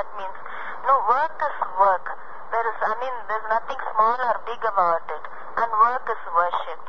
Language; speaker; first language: English; non-native, local second language; Tamil